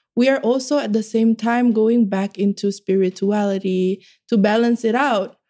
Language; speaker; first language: English; early bilingual, other home language; Indonesian